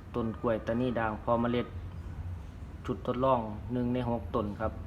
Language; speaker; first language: Thai; non-native, local second language; Northeastern Thai